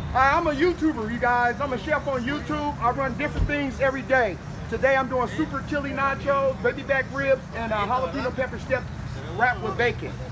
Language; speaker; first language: English; native; English